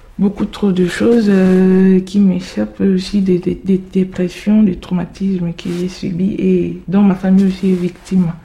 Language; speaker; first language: French; non-native, local second language; Lingala